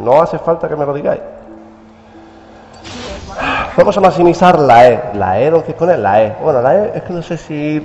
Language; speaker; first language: Spanish; native; Spanish